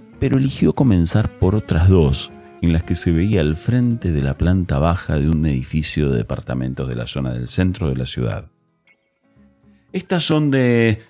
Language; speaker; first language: Spanish; native; Spanish